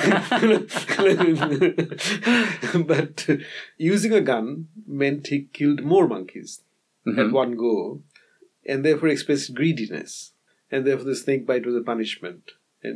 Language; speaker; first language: English; non-native, local second language; Bangla